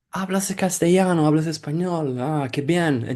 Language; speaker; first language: Spanish; non-native, fluent; Italian